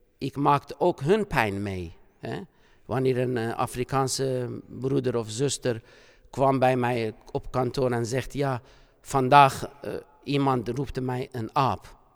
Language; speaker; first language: Dutch; non-native, fluent; Persian